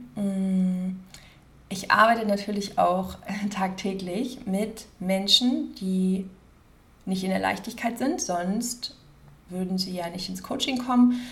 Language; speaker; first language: German; native; German